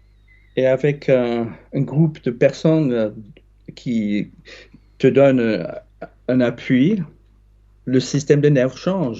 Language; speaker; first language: French; non-native, fluent; English